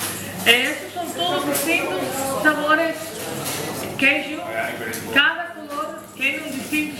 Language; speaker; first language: Portuguese; non-native, learner; Dutch